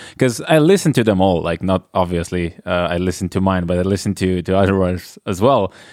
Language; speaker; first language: English; non-native, fluent; Slovenian